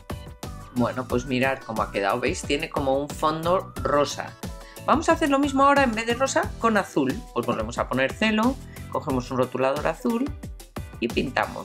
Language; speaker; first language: Spanish; native; Spanish